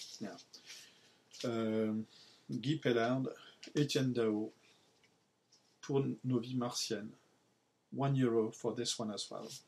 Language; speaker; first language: English; non-native, learner; French